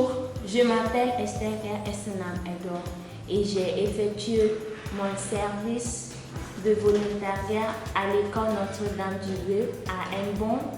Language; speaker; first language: French; non-native, fluent; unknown